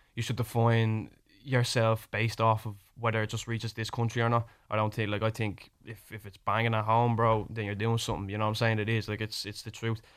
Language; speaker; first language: English; native; English